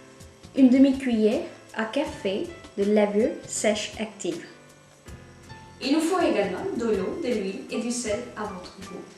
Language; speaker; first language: French; non-native, fluent; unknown